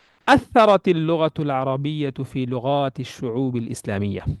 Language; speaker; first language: Arabic; non-native, fluent; Bangla